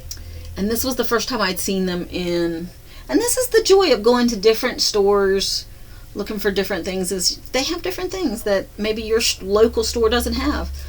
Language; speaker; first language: English; native; English